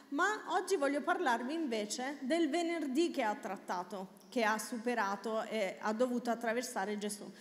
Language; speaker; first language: Italian; native; Italian